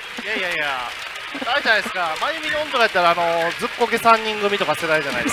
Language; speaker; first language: Japanese; native; Japanese